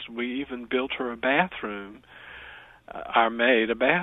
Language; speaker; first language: English; native; English